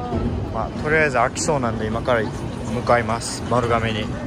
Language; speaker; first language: Japanese; native; Japanese